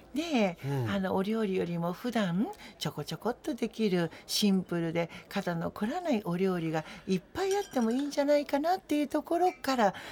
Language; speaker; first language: Japanese; native; Japanese